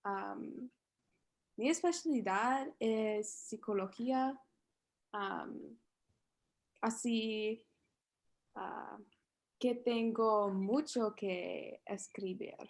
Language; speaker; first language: Spanish; non-native, learner; English